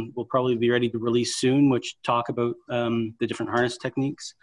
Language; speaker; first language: English; native; English